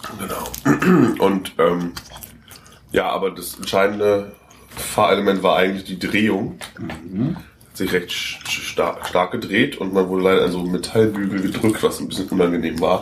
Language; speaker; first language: German; native; German